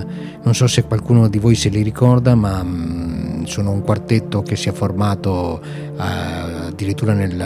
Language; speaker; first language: Italian; native; Italian